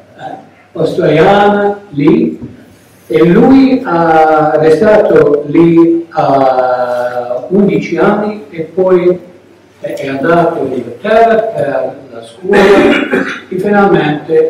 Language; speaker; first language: Italian; non-native, learner; English